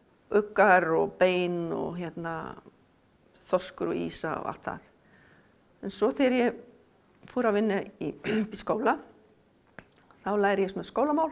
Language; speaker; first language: Icelandic; non-native, fluent; Afrikaans